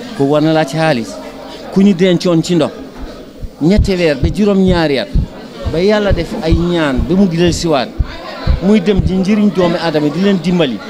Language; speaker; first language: Wolof; non-native, local second language; Fula